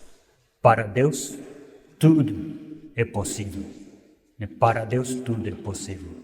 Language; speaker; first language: Portuguese; non-native, fluent; Japanese